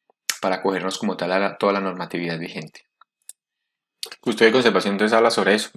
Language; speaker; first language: Spanish; native; Spanish